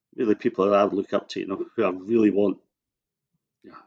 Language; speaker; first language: English; native; English